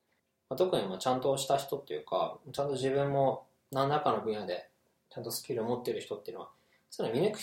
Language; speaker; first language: Japanese; native; Japanese